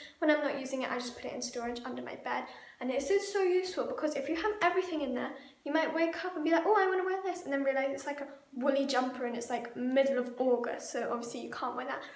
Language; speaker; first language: English; native; English